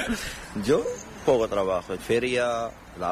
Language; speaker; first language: Spanish; non-native, learner; Arabic